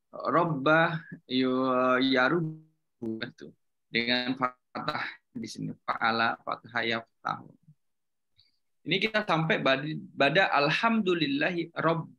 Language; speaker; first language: Indonesian; native; Indonesian